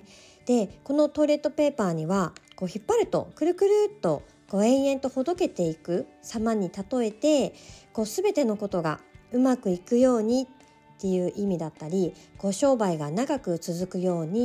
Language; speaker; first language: Japanese; native; Japanese